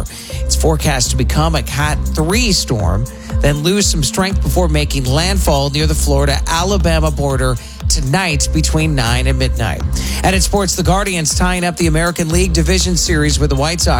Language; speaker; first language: English; native; English